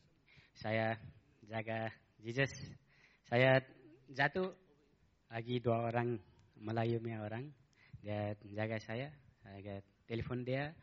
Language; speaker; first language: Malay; non-native, learner; Nepali